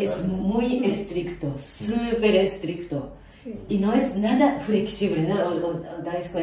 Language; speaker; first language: Spanish; non-native, fluent; Japanese